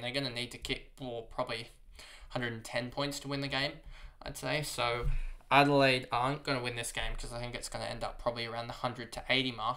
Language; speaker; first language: English; native; English